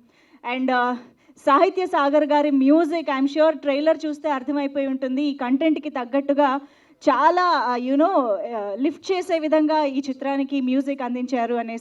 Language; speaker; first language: Telugu; native; Telugu